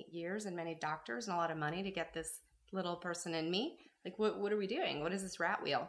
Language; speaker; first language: English; native; English